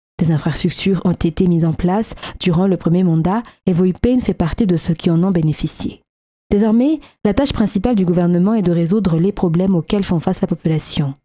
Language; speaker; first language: French; non-native, local second language; Malagasy